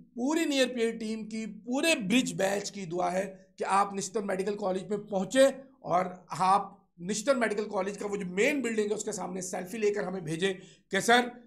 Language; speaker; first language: Urdu; non-native, local second language; Sindhi